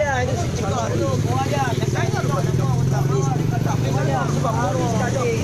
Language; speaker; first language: Malay; native; Malay